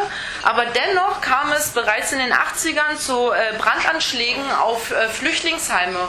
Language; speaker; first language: German; native; German